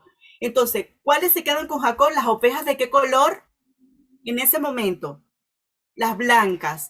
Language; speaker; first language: Spanish; native; Spanish